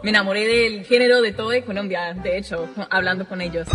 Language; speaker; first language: Spanish; non-native, fluent; English